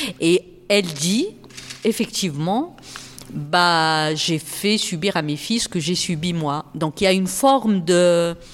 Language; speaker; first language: French; non-native, local second language; Arabic